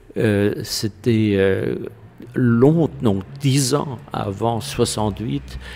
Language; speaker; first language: French; non-native, fluent; German